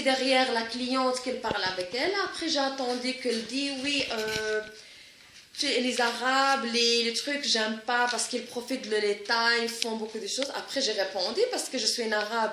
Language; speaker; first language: French; non-native, fluent; Arabic